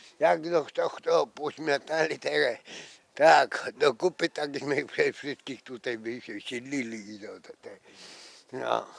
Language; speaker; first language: Polish; non-native, local second language; Ukrainian